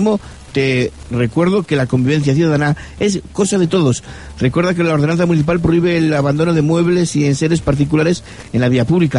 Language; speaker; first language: Spanish; native; Spanish